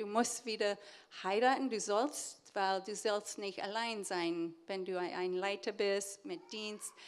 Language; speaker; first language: German; early bilingual, heritage; English